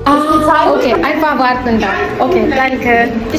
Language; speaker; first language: German; non-native, learner; Indonesian